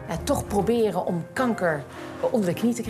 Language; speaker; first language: Dutch; native; Dutch